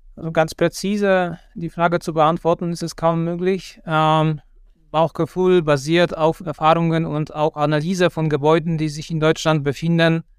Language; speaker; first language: German; non-native, fluent; Polish